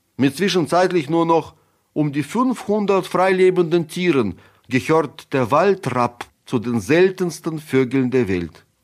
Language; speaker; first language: German; non-native, fluent; Russian